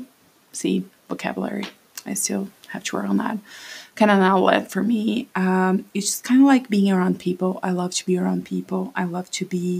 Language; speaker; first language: English; non-native, fluent; Portuguese